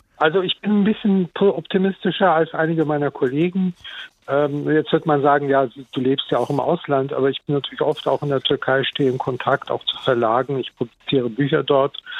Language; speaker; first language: German; early bilingual, other home language; Turkish